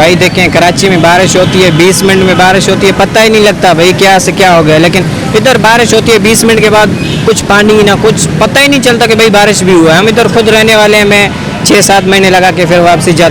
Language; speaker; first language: Hindi; non-native, local second language; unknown